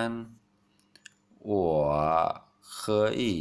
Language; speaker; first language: Chinese; non-native, fluent; Vietnamese